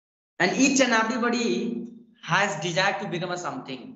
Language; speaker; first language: English; non-native, learner; Hindi